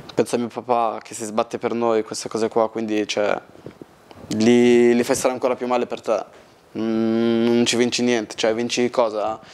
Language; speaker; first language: Italian; early bilingual, other home language; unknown